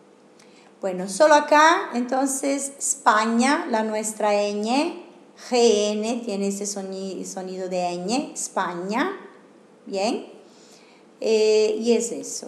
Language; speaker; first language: Spanish; non-native, fluent; Portuguese